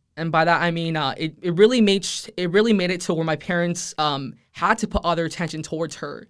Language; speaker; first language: English; early bilingual, other home language; Spanish